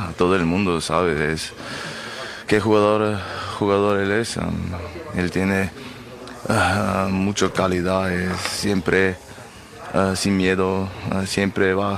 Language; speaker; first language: Spanish; non-native, learner; German